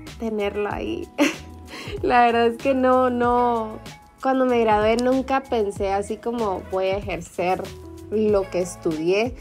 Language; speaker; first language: Spanish; early bilingual, heritage; Spanish